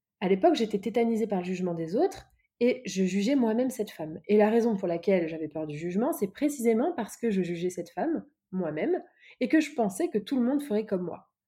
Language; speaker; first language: French; native; French